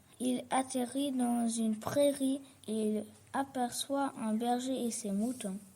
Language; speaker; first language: French; early bilingual, heritage; French